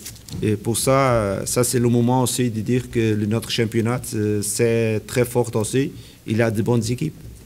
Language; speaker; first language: French; non-native, learner; Portuguese